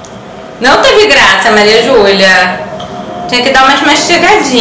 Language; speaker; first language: Portuguese; native; Portuguese